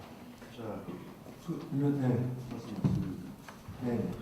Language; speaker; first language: Korean; native; Korean